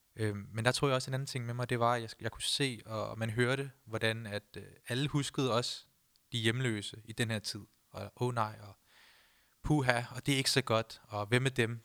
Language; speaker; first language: Danish; early bilingual, other home language; Punjabi